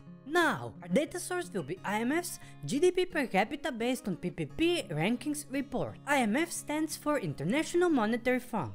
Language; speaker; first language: English; non-native, fluent; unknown